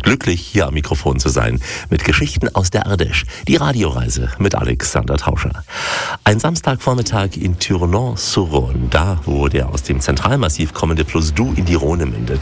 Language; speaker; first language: German; native; German